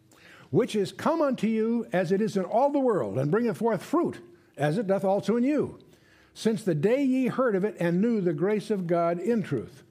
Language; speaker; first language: English; native; English